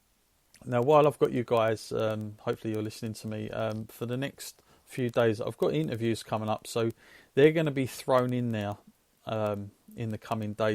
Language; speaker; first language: English; native; English